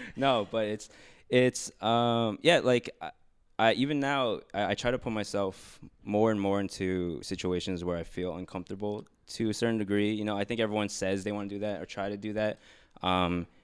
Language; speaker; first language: English; early bilingual, other home language; Filipino